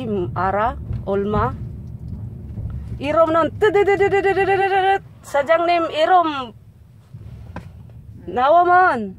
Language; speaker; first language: Korean; non-native, learner; Filipino